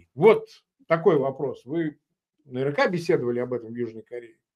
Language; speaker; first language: Russian; native; Russian